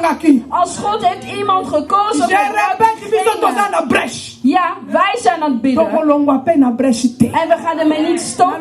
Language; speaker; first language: Dutch; non-native, learner; Lingala